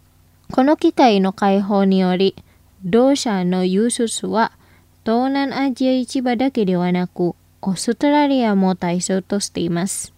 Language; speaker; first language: Japanese; non-native, fluent; Indonesian